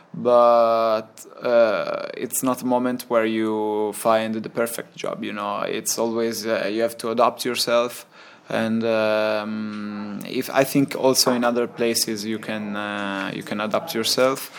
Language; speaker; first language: English; non-native, learner; Italian